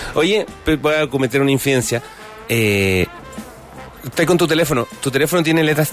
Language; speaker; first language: Spanish; native; Spanish